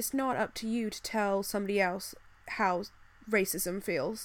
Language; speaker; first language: English; native; English